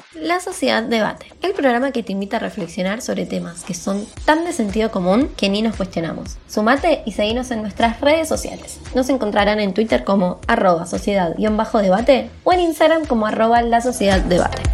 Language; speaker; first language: Spanish; native; Spanish